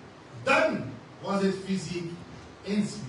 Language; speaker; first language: Dutch; non-native, fluent; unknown